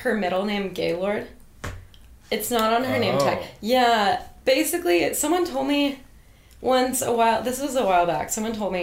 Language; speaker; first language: English; native; English